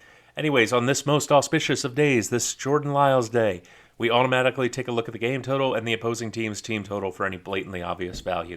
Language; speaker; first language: English; native; English